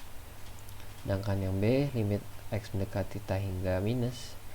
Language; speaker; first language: Indonesian; native; Indonesian